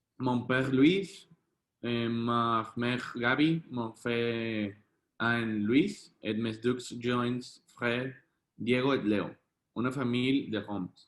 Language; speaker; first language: French; non-native, learner; Spanish